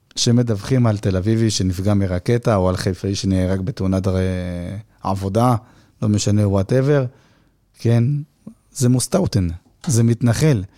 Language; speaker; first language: Hebrew; native; Hebrew